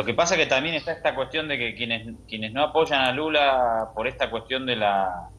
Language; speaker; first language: Spanish; native; Spanish